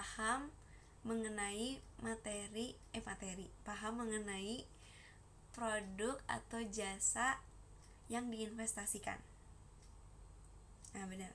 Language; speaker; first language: Indonesian; native; Indonesian